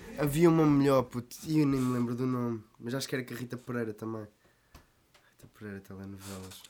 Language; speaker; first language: Portuguese; native; Portuguese